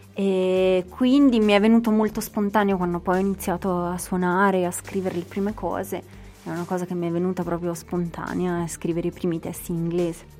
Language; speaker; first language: Italian; native; Italian